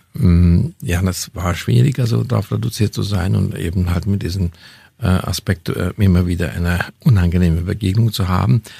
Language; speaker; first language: German; non-native, fluent; Hungarian